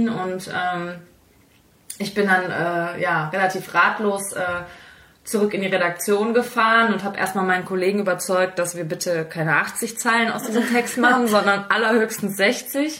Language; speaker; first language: German; native; German